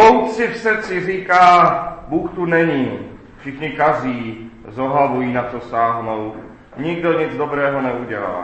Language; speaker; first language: Czech; native; Czech